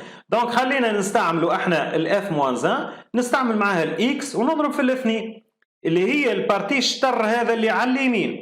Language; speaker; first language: Arabic; native; Arabic